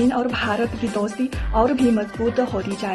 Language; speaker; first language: Hindi; non-native, learner; Chinese